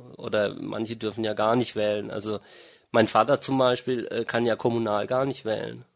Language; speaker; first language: German; native; German